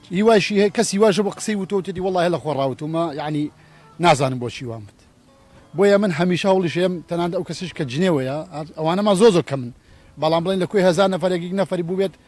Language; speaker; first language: Central Kurdish; non-native, local second language; Gurani